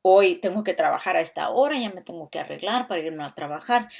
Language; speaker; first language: Spanish; early bilingual, other home language; English